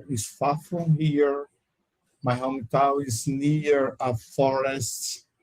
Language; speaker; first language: English; non-native, learner; Portuguese